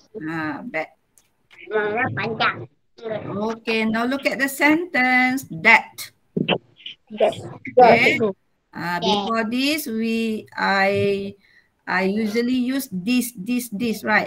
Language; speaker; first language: English; non-native, learner; Malay